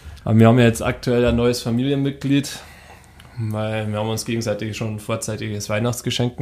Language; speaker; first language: German; native; German